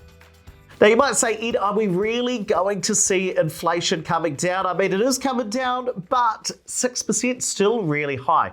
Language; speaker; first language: English; native; English